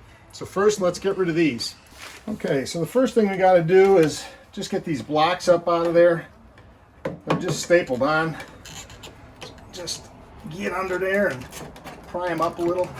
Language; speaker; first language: English; native; English